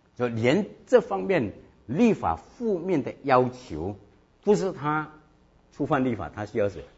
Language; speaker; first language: Chinese; native; Chinese